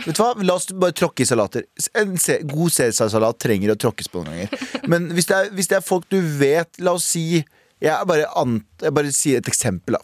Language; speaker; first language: Norwegian; early bilingual, other home language; Kurdish